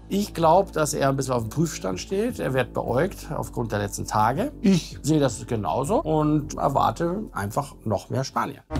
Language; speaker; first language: German; native; German